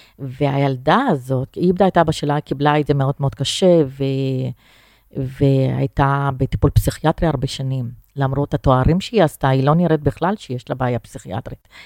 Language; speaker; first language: Hebrew; non-native, fluent; Russian